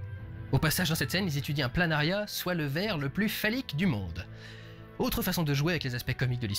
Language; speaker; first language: French; native; French